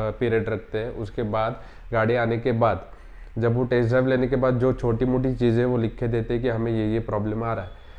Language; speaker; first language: Hindi; non-native, local second language; Marathi